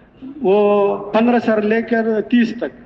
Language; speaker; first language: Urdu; non-native, local second language; Pashto